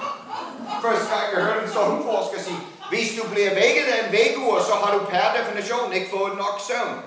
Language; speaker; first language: Danish; non-native, fluent; English